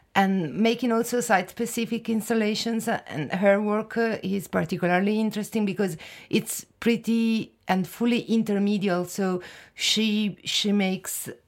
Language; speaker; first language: English; non-native, fluent; Italian